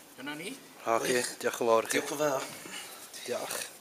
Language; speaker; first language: Welsh; native; Welsh